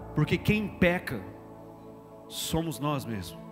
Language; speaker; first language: Portuguese; non-native, fluent; English